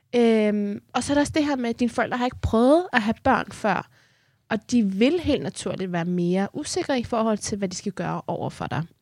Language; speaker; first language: Danish; early bilingual, other home language; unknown